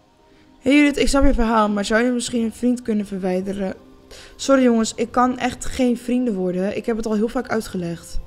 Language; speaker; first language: Dutch; native; Dutch